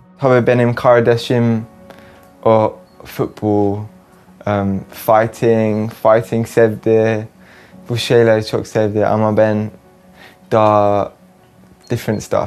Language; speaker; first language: Turkish; early bilingual, heritage; English